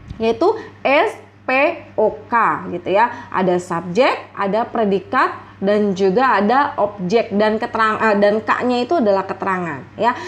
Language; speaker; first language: Indonesian; native; Indonesian